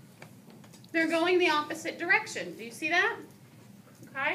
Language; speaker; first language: English; native; English